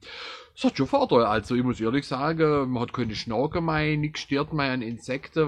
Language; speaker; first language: German; native; German